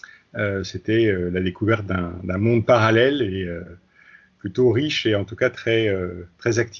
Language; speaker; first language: French; native; French